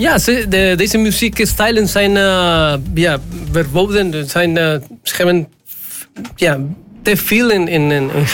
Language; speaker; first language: Dutch; non-native, learner; Spanish